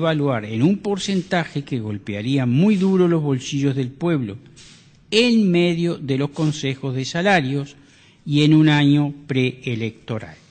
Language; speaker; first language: Spanish; native; Spanish